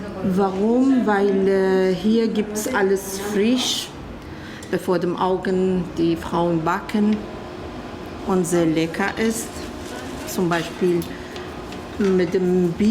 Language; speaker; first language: German; non-native, learner; Kurdish